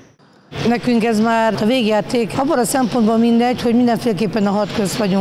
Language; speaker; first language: Hungarian; native; Hungarian